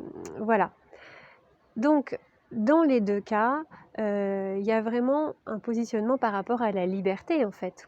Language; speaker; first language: French; native; French